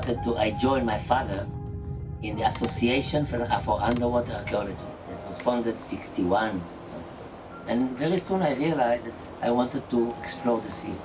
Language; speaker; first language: English; non-native, fluent; Hebrew